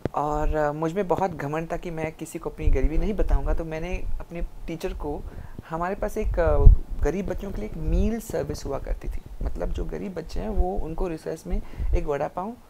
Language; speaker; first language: Hindi; non-native, local second language; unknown